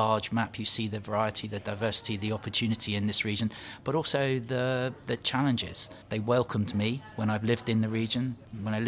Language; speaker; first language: English; native; English